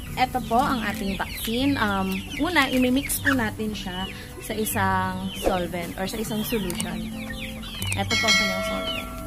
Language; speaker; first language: Filipino; non-native, local second language; Bikol